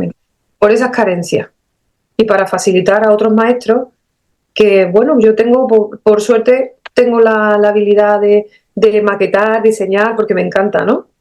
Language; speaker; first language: Spanish; native; Spanish